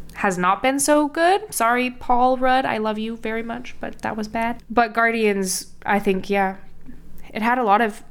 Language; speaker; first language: English; native; English